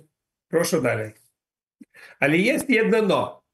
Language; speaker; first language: Polish; non-native, learner; Ukrainian